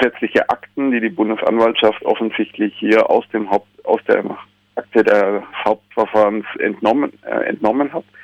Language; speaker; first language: German; native; German